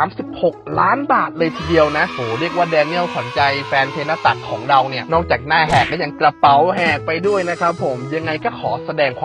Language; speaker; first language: Thai; native; Thai